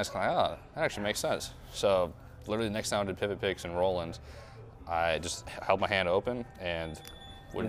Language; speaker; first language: English; native; English